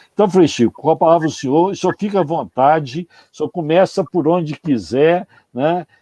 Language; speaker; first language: Portuguese; native; Portuguese